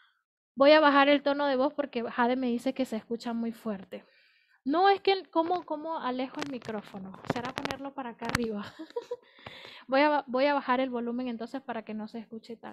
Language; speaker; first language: Spanish; native; Spanish